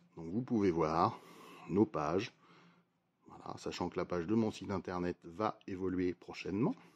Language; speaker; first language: French; native; French